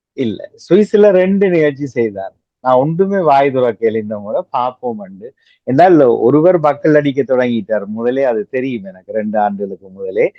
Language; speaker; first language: Tamil; native; Tamil